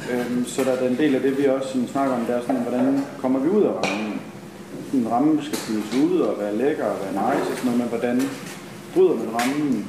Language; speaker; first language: Danish; native; Danish